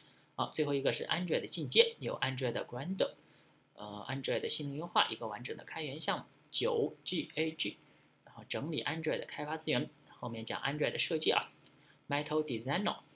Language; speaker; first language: Chinese; native; Chinese